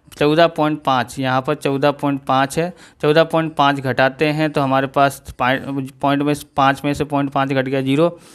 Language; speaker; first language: Hindi; non-native, local second language; Gujarati